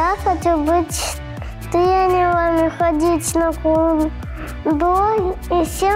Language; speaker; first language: Russian; native; Russian